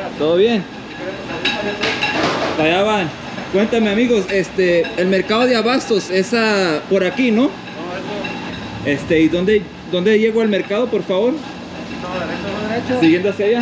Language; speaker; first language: Spanish; non-native, learner; English